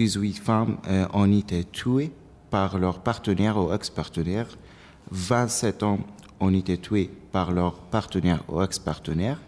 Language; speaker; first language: French; non-native, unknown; Arabic